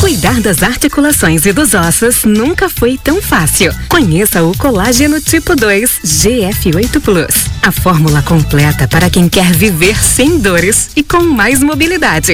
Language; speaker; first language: Portuguese; native; Portuguese